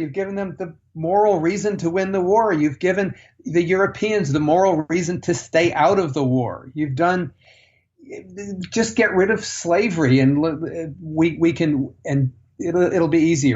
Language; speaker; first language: English; native; English